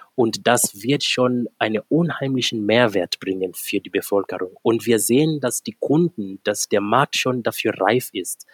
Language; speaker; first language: German; non-native, fluent; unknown